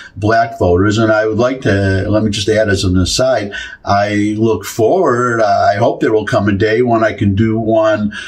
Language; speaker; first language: English; native; English